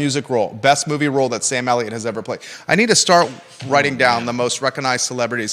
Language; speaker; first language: English; native; English